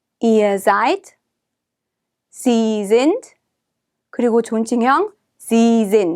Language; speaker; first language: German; non-native, fluent; Korean